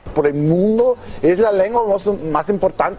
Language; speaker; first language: Spanish; non-native, learner; English